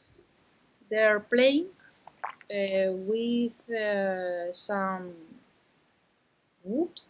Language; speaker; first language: English; non-native, learner; Spanish